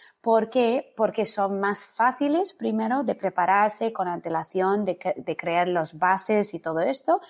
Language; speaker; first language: Spanish; non-native, fluent; English